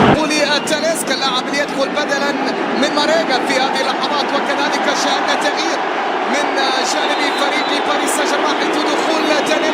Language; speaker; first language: Arabic; native; Arabic